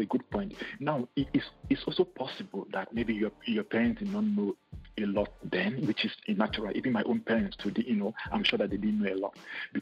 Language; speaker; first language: English; non-native, local second language; Igbo